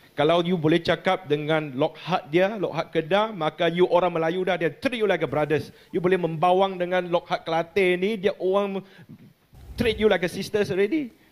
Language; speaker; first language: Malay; non-native, local second language; Chinese